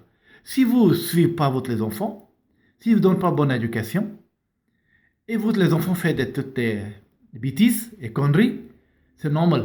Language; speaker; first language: French; non-native, learner; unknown